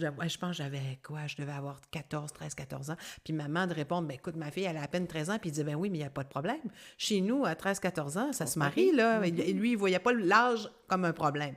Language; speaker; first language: French; native; French